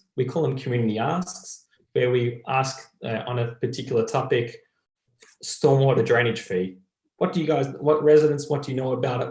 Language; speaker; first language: English; native; English